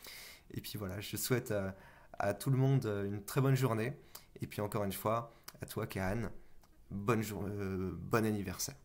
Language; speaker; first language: French; native; French